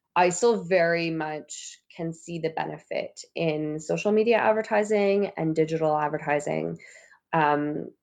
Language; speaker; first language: English; native; English